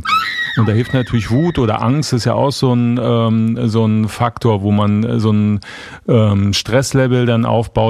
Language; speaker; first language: German; native; German